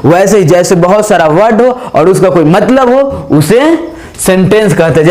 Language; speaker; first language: Hindi; native; Hindi